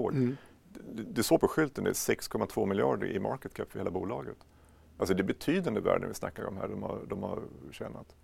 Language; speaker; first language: Swedish; native; Swedish